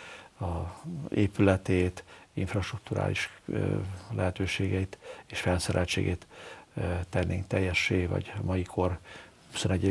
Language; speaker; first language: Hungarian; native; Hungarian